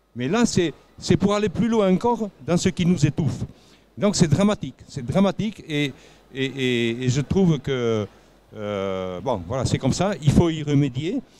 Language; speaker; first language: French; native; French